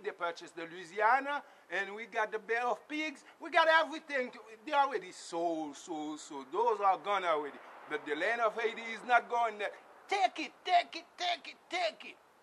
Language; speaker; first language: English; non-native, fluent; Haitian Creole